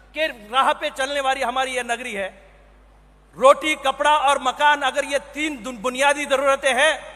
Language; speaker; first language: Hindi; non-native, local second language; Marathi